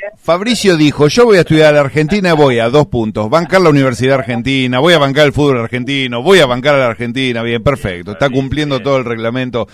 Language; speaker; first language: Spanish; native; Spanish